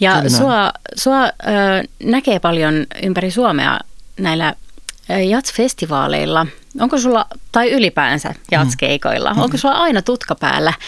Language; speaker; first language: Finnish; native; Finnish